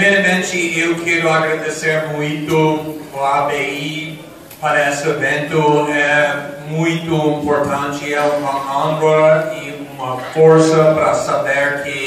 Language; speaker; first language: Portuguese; non-native, fluent; English